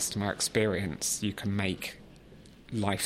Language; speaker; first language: English; native; English